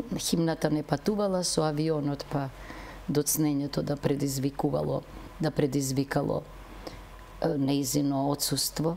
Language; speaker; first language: Macedonian; native; Macedonian